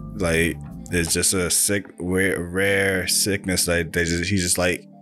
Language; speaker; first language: English; native; English